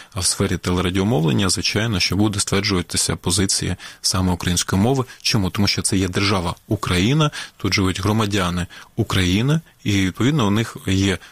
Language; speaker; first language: Ukrainian; non-native, local second language; Russian